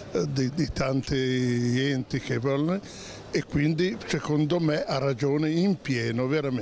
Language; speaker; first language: Italian; native; Italian